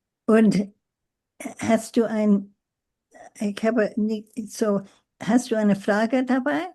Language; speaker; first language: German; non-native, learner; English